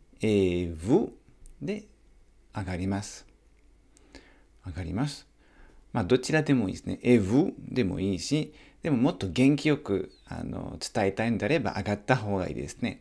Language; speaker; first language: Japanese; non-native, fluent; French